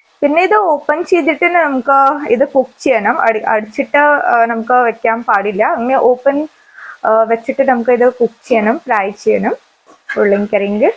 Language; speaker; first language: Malayalam; non-native, learner; Hindi